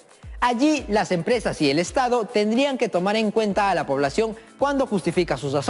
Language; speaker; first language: Spanish; native; Spanish